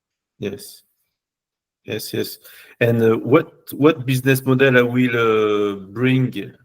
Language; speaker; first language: English; non-native, learner; French